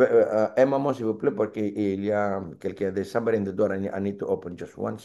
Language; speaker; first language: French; non-native, learner; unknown